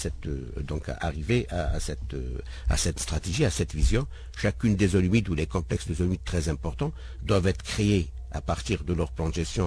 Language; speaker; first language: French; non-native, local second language; Arabic